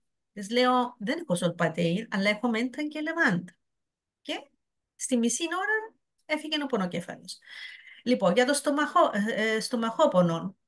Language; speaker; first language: Greek; native; Greek